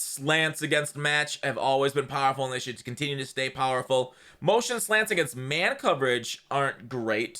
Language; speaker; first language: English; native; English